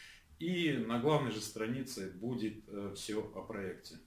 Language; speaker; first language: Russian; native; Russian